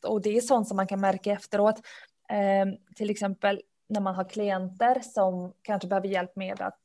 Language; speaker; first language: Swedish; early bilingual, other home language; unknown